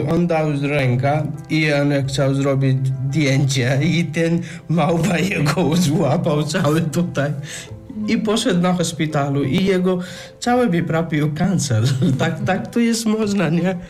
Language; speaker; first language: Polish; non-native, learner; Nepali